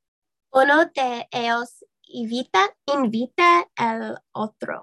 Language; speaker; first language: Spanish; non-native, learner; English